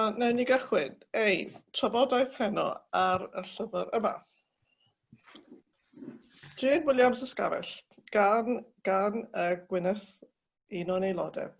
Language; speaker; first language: Welsh; native; Welsh